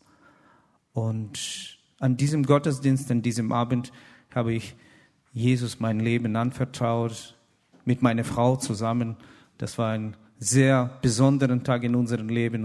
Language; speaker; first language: German; non-native, fluent; Russian